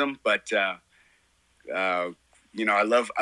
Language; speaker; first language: English; native; English